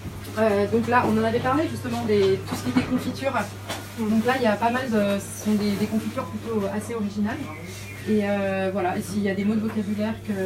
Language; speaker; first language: French; native; French